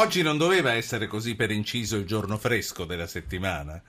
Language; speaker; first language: Italian; native; Italian